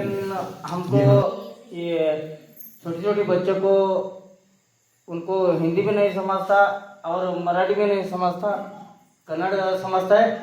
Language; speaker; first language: Hindi; non-native, local second language; Kannada